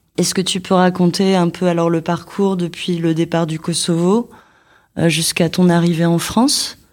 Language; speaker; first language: French; native; French